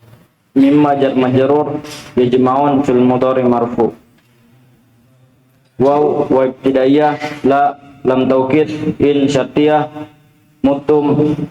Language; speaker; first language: Arabic; non-native, learner; Indonesian